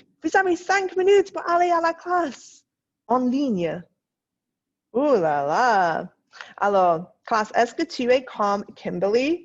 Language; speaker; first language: French; non-native, fluent; English